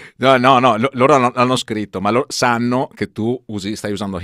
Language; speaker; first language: Italian; native; Italian